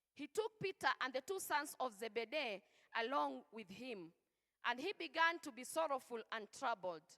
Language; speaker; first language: English; non-native, local second language; Swahili